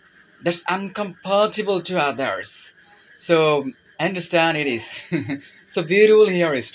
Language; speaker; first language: English; non-native, learner; Bangla